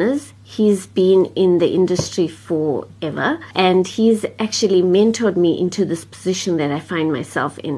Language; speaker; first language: English; native; English